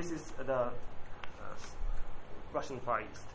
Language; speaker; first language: English; non-native, learner; Japanese